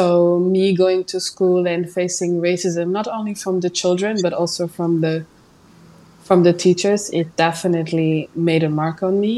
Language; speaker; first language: English; non-native, fluent; Upper Guinea Crioulo